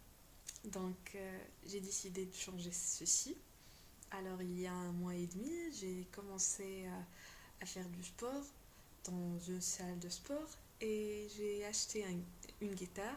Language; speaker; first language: French; non-native, local second language; Arabic